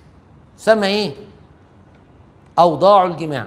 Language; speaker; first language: Arabic; native; Arabic